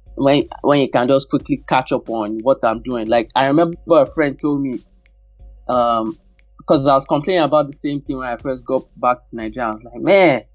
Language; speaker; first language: English; non-native, local second language; Yoruba